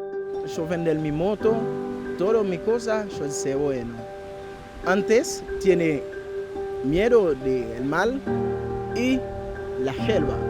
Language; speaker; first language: Spanish; non-native, learner; Haitian Creole